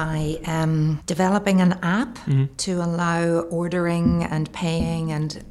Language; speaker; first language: English; native; English